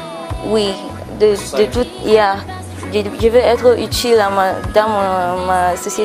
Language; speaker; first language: French; non-native, local second language; English